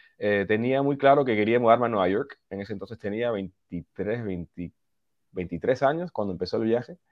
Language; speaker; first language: Spanish; early bilingual, heritage; Spanish